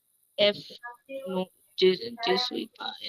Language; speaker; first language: French; non-native, learner; Bangla